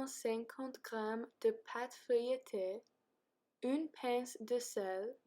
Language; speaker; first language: French; non-native, learner; English